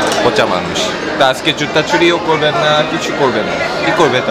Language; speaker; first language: Bangla; non-native, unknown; Korean